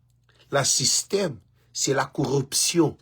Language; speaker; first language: French; non-native, learner; Portuguese